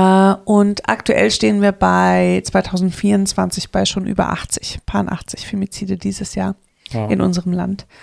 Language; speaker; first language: German; native; German